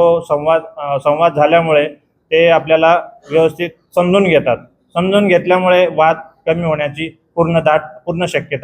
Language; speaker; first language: Marathi; native; Marathi